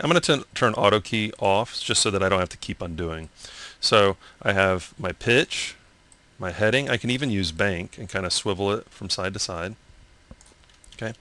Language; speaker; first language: English; native; English